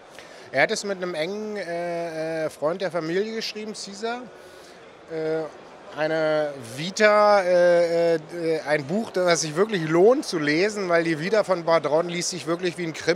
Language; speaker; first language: German; native; German